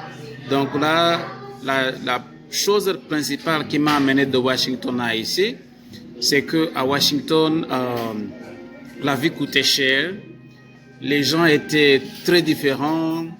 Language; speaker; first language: French; non-native, local second language; Kinyarwanda